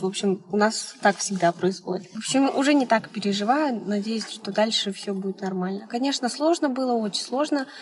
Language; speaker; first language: Russian; native; Russian